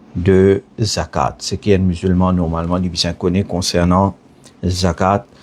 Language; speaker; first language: French; non-native, learner; Morisyen